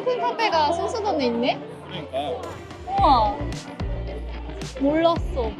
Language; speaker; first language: Korean; early bilingual, heritage; Japanese